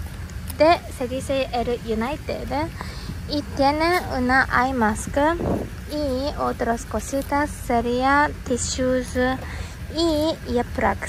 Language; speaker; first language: Spanish; non-native, learner; Japanese